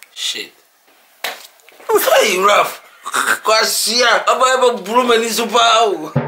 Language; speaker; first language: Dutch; non-native, learner; Akan